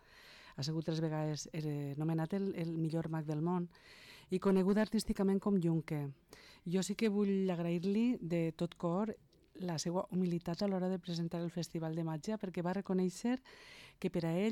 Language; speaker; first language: Catalan; native; Catalan